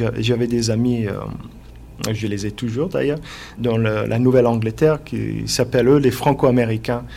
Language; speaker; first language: French; non-native, local second language; English